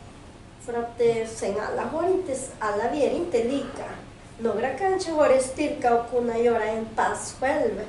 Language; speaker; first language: Swedish; non-native, fluent; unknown